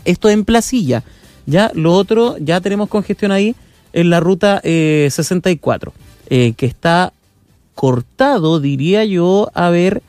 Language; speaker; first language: Spanish; native; Spanish